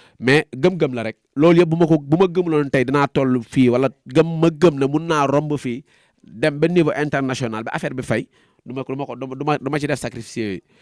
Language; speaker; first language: Wolof; non-native, local second language; Jola-Fonyi